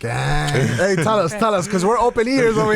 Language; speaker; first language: English; native; English